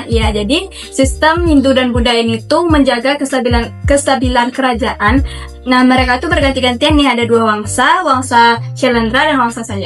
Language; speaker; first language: Indonesian; native; Indonesian